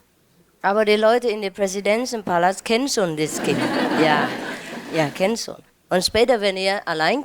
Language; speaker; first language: German; non-native, learner; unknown